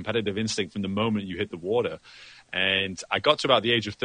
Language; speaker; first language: English; native; English